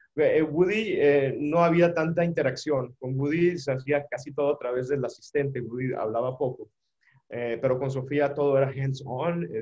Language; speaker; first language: Spanish; native; Spanish